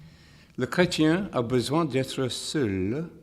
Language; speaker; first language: French; non-native, fluent; English